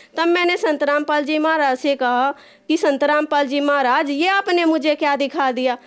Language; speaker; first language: Hindi; native; Hindi